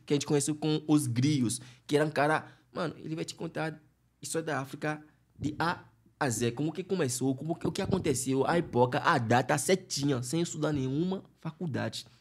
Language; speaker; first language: Portuguese; non-native, fluent; Fon